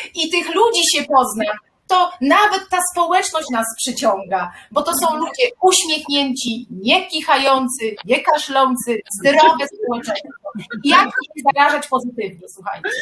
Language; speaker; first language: Polish; native; Polish